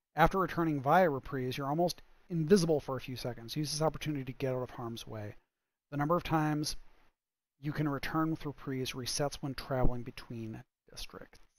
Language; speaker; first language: English; native; English